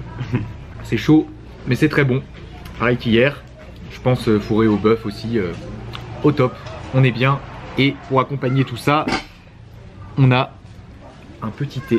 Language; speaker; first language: French; native; French